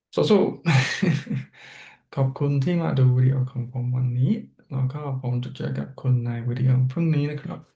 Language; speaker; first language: Thai; non-native, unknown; English